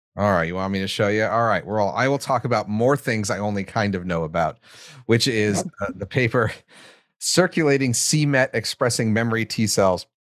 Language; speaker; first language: English; native; English